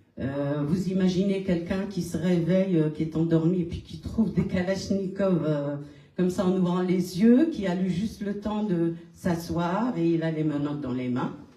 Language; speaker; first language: French; non-native, local second language; Kabyle